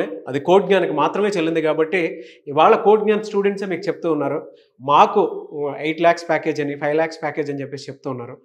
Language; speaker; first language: Telugu; native; Telugu